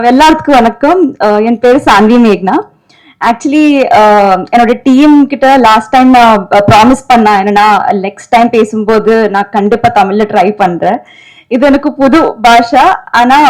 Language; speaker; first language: Tamil; non-native, learner; Telugu